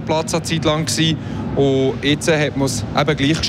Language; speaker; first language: German; native; German